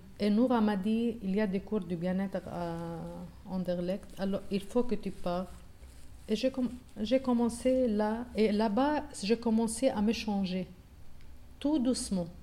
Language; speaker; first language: French; non-native, local second language; Arabic